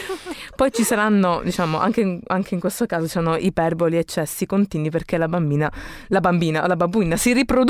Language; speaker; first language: Italian; native; Italian